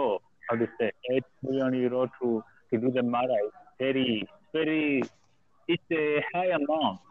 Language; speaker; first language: English; non-native, learner; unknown